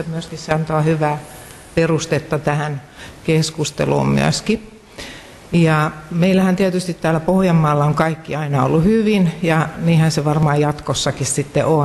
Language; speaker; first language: Finnish; native; Finnish